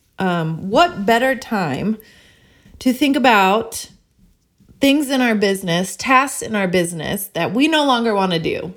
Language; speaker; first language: English; native; English